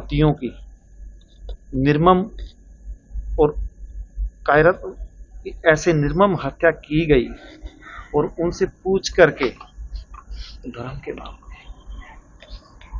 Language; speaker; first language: Hindi; native; Hindi